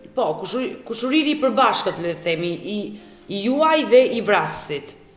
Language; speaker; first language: Albanian; native; Albanian